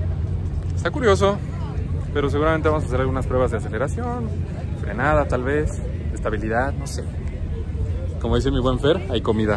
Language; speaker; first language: Spanish; native; Spanish